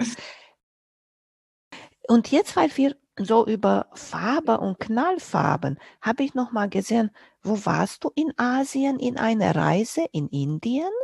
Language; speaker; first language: German; non-native, fluent; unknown